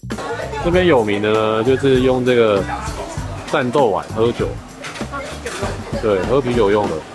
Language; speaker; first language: Chinese; native; Chinese